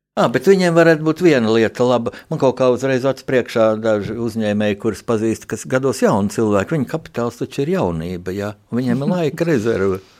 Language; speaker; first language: Latvian; native; Latvian